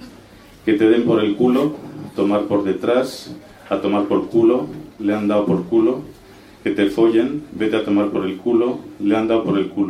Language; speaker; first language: Spanish; native; Spanish